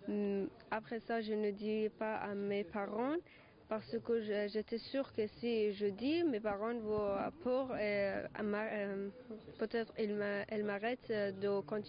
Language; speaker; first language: French; non-native, learner; Persian